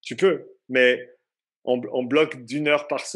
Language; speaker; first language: French; native; French